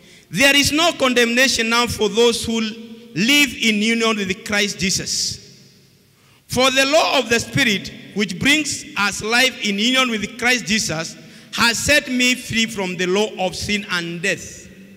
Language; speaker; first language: English; non-native, local second language; Swahili